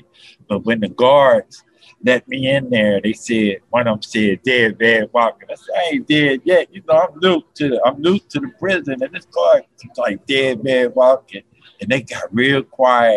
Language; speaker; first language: English; native; English